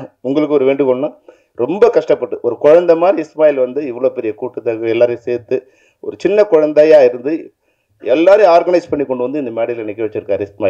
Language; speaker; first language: Tamil; native; Tamil